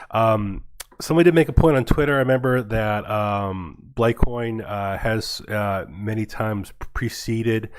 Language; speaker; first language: English; native; English